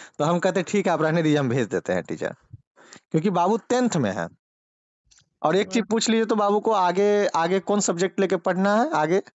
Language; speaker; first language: Hindi; native; Hindi